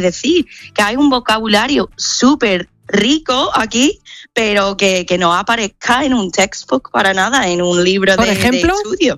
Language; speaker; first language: Spanish; non-native, fluent; English